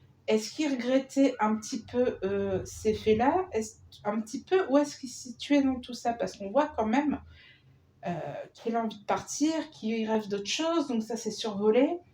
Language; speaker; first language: French; native; French